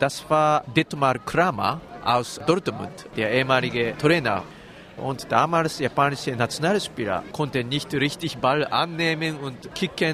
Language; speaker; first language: German; non-native, fluent; Japanese